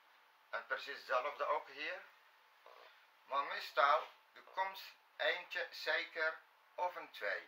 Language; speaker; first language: Dutch; non-native, fluent; Arabic